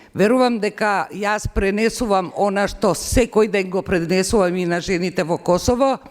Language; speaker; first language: Macedonian; non-native, fluent; Albanian